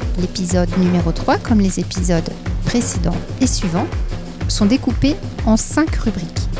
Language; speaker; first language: French; native; French